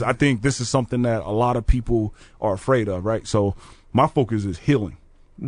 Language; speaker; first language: English; native; English